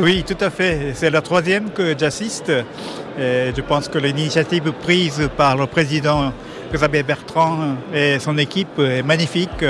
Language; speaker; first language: French; non-native, fluent; Japanese